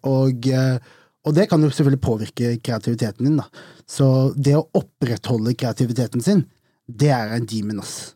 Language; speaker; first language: Norwegian; native; Norwegian